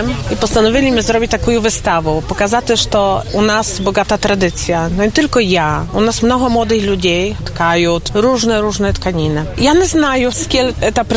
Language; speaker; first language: Polish; non-native, local second language; Ukrainian